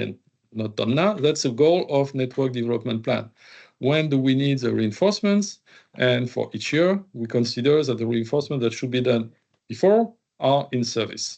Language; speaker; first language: English; non-native, fluent; French